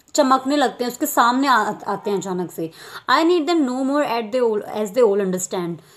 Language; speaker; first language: Hindi; native; Hindi